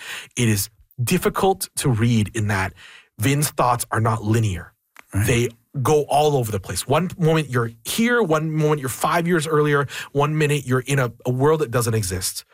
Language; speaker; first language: English; early bilingual, other home language; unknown